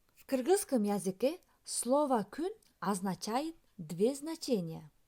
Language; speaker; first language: Russian; non-native, local second language; Kyrgyz